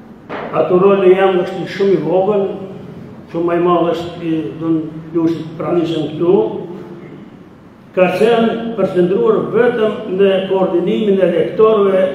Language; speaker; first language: Albanian; native; Albanian